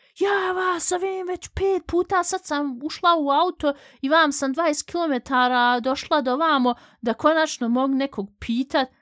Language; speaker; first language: Bosnian; early bilingual, heritage; Bosnian